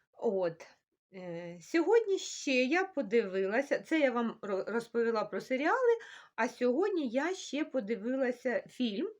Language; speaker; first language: Ukrainian; non-native, local second language; Russian